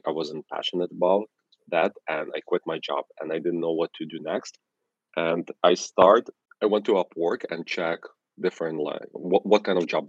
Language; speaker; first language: English; non-native, fluent; Ukrainian